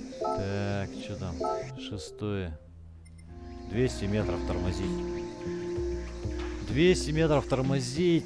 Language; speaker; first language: Russian; native; Russian